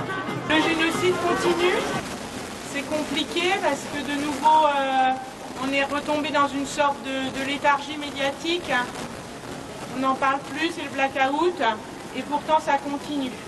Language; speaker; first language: French; native; French